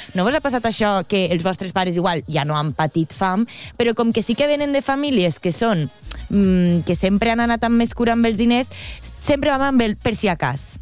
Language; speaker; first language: Catalan; native; Catalan